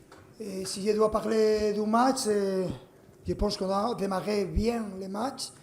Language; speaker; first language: French; non-native, fluent; Spanish